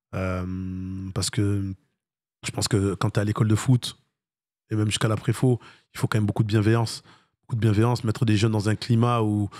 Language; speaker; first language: French; native; French